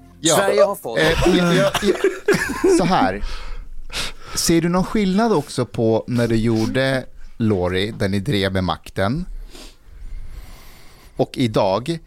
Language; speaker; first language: Swedish; native; Swedish